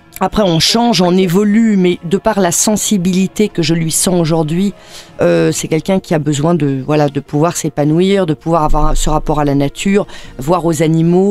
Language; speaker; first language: French; native; French